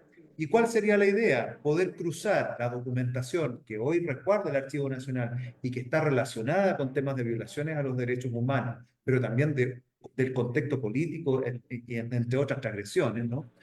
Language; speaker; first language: Spanish; native; Spanish